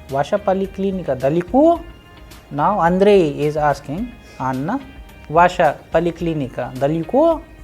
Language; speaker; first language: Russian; non-native, fluent; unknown